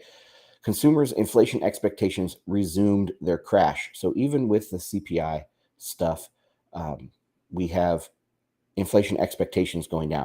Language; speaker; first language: English; native; English